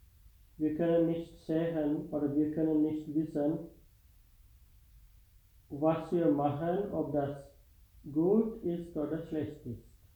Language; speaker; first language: German; non-native, fluent; Sinhala